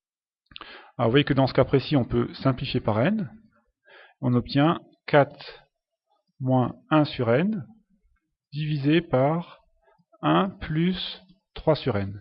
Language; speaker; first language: French; native; French